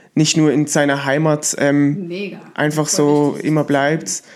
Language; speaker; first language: German; native; German